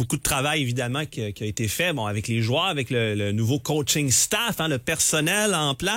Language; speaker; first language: French; native; French